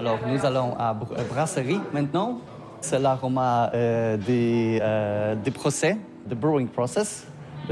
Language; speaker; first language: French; non-native, learner; Polish